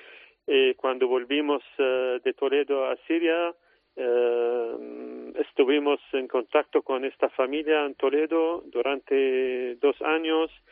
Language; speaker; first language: Spanish; non-native, fluent; Arabic